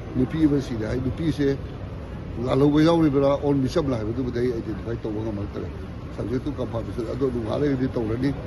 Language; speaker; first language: Manipuri; native; Manipuri